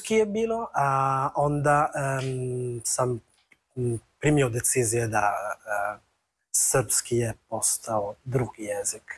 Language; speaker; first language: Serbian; non-native, fluent; Italian